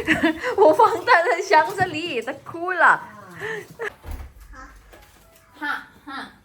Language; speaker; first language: Chinese; non-native, learner; Filipino